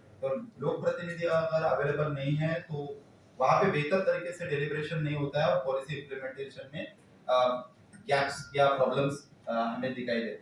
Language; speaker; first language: Hindi; non-native, local second language; Marathi